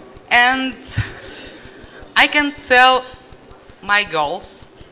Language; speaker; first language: English; non-native, learner; Russian